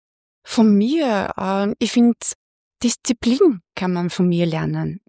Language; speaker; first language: German; non-native, fluent; Chinese